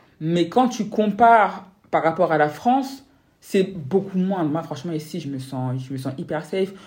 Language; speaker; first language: French; native; French